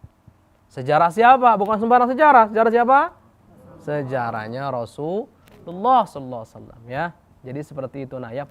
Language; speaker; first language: Indonesian; native; Indonesian